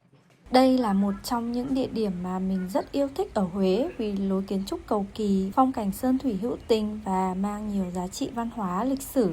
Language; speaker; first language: Vietnamese; native; Vietnamese